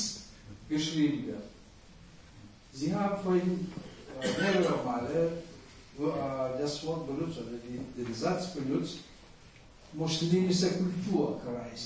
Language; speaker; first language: German; non-native, fluent; Indonesian